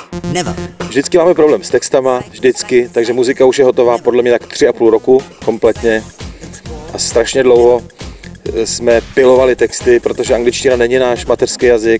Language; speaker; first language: Czech; native; Czech